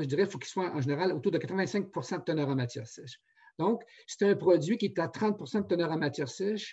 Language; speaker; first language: French; native; French